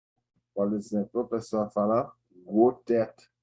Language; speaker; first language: Portuguese; non-native, fluent; Haitian Creole